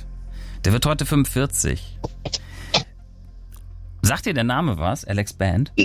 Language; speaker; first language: German; native; German